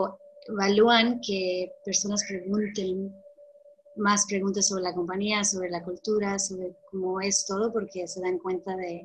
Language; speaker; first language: Spanish; early bilingual, heritage; Spanish